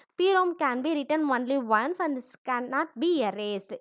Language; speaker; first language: English; non-native, local second language; Tamil